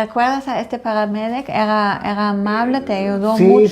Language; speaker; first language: Spanish; non-native, fluent; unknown